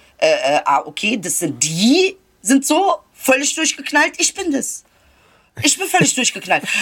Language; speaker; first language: German; early bilingual, other home language; Turkish